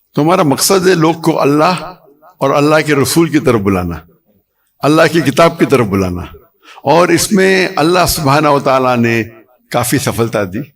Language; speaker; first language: Urdu; non-native, local second language; Konkani